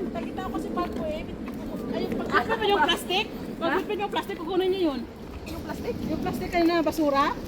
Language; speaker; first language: Filipino; non-native, local second language; Cebuano